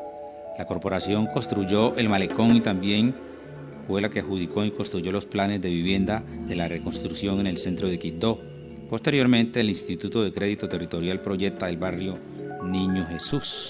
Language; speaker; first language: Spanish; native; Spanish